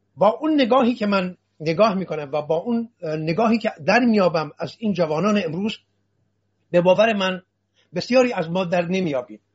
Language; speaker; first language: Persian; non-native, local second language; Assyrian Neo-Aramaic